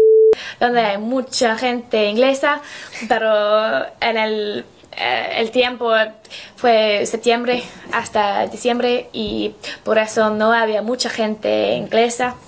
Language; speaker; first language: Spanish; non-native, learner; English